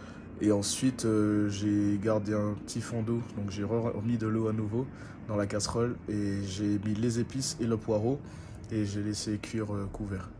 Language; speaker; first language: French; native; French